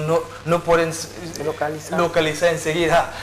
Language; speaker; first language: Spanish; non-native, fluent; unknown